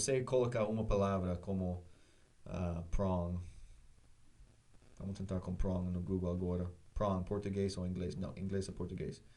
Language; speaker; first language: Portuguese; non-native, learner; English